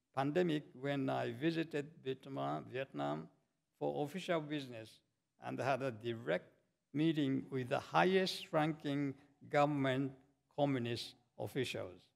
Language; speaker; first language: English; non-native, fluent; Japanese